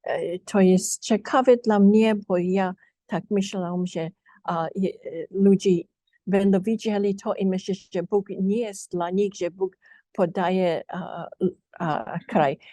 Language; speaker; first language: Polish; early bilingual, heritage; English